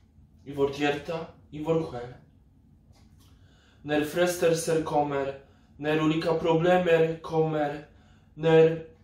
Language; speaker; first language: Swedish; non-native, fluent; Polish